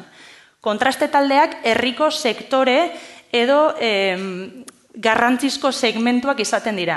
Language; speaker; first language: Basque; native; Basque